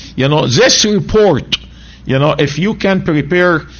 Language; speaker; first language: English; non-native, fluent; Arabic